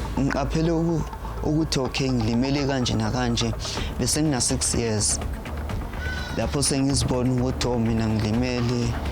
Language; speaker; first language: Zulu; native; Zulu